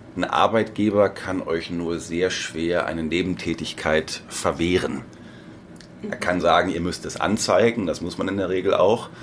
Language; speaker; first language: German; native; German